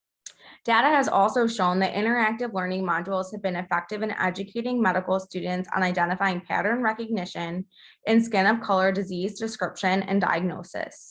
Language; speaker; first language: English; native; English